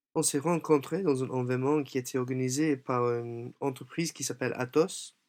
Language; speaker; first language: French; non-native, fluent; English